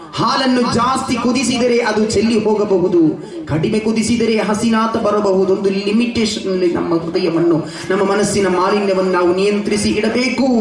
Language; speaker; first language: Kannada; non-native, local second language; Malayalam